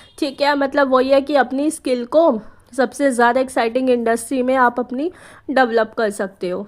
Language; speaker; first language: Hindi; native; Hindi